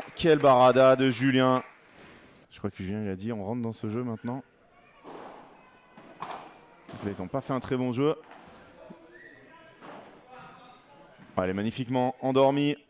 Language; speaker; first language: French; native; French